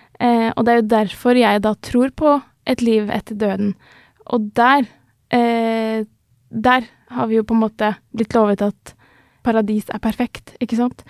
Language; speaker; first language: Norwegian; early bilingual, other home language; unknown